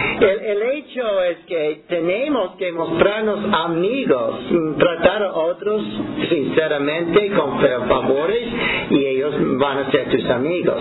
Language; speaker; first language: Spanish; non-native, fluent; English